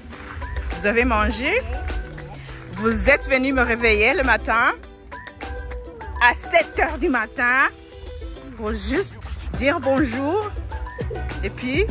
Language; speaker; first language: French; non-native, local second language; Kinyarwanda